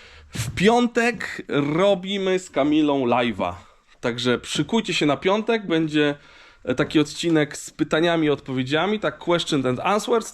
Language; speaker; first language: Polish; native; Polish